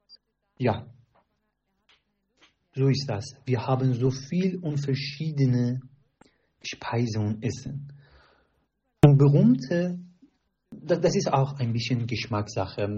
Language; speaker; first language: German; non-native, learner; Persian